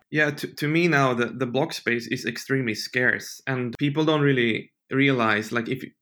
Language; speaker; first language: English; non-native, fluent; Swedish